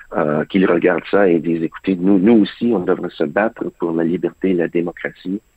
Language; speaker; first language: French; early bilingual, other home language; Ukrainian